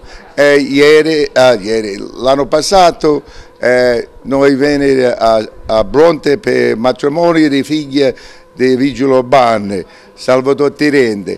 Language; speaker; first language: Italian; early bilingual, heritage; English